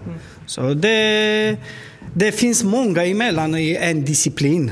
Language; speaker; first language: Swedish; non-native, learner; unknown